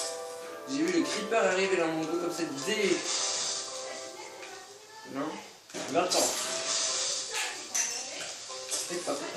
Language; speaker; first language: French; native; French